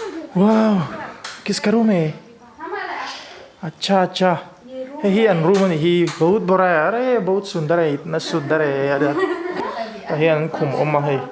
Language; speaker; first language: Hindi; non-native, local second language; Mizo